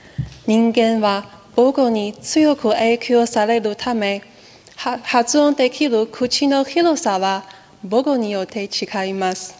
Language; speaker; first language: Japanese; non-native, fluent; Chinese